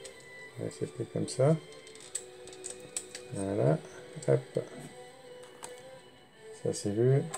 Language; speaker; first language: French; native; French